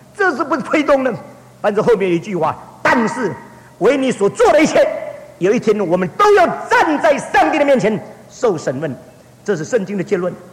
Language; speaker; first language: Chinese; early bilingual, heritage; Chinese